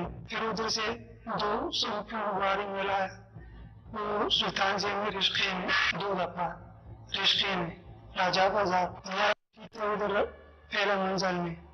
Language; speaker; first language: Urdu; non-native, local second language; Pashto